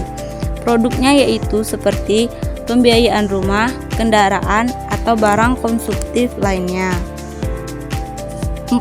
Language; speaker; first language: Indonesian; native; Indonesian